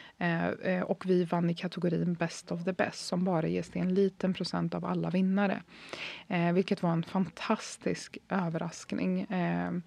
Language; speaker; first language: Swedish; early bilingual, other home language; Arabic